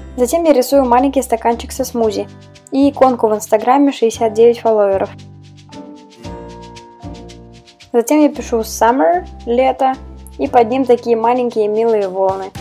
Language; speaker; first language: Russian; native; Russian